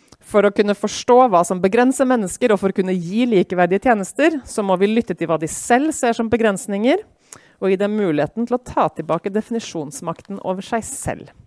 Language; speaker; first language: Norwegian; native; Norwegian